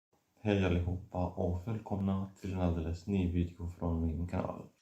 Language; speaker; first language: Swedish; non-native, fluent; Catalan